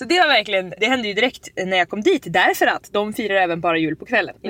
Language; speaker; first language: Swedish; native; Swedish